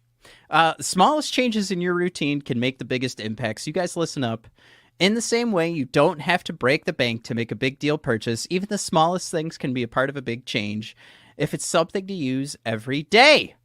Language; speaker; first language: English; native; English